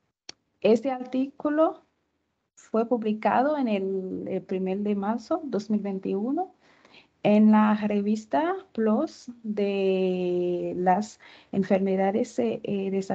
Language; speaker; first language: Spanish; non-native, fluent; Haitian Creole